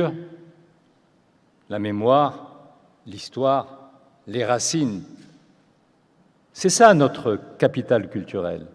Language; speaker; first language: French; non-native, local second language; Arabic